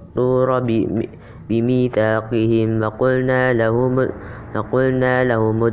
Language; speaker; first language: Arabic; non-native, learner; Indonesian